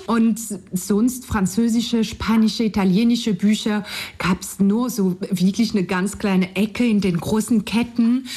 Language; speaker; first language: German; non-native, fluent; French